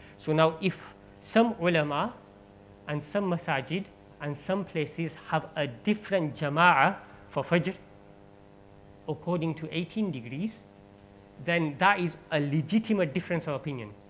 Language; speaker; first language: English; early bilingual, other home language; Urdu